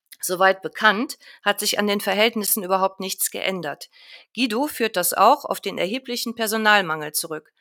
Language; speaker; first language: German; native; German